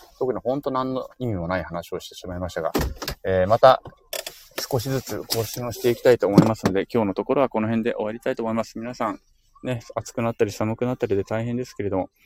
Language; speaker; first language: Japanese; native; Japanese